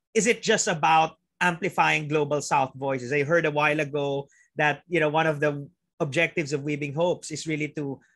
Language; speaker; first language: English; non-native, local second language; Filipino